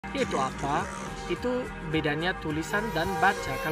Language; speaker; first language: Indonesian; non-native, fluent; German